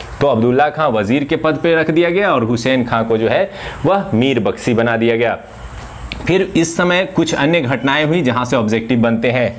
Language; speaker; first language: Hindi; non-native, local second language; Marathi